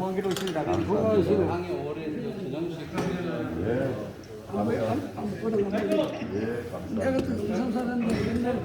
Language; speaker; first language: Korean; native; Korean